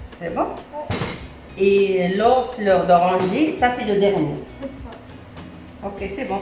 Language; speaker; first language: French; non-native, learner; Arabic